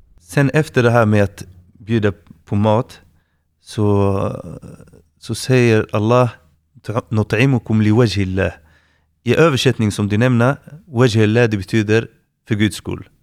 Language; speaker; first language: Swedish; non-native, fluent; Arabic